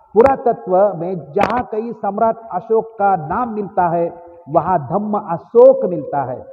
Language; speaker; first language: Hindi; non-native, local second language; Marathi